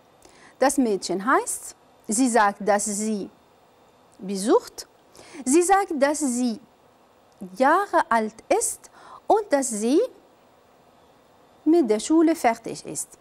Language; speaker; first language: German; non-native, fluent; Arabic